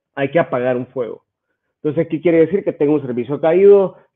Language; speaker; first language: Spanish; native; Spanish